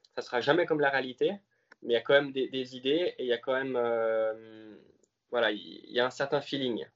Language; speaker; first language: French; native; French